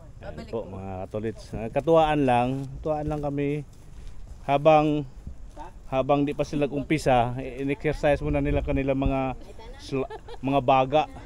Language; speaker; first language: Filipino; non-native, local second language; Cebuano